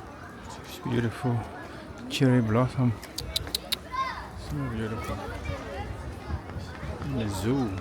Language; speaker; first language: English; non-native, learner; Vietnamese